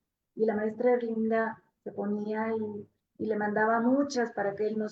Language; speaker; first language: Spanish; native; Spanish